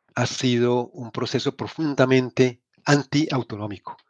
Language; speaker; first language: Spanish; native; Spanish